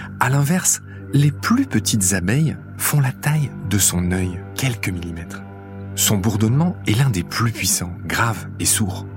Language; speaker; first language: French; native; French